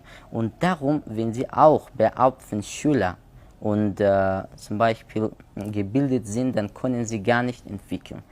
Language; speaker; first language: German; non-native, learner; Persian